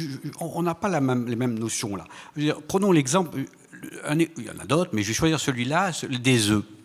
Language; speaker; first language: French; native; French